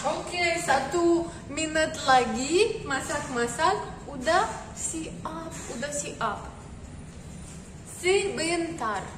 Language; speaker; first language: Indonesian; non-native, learner; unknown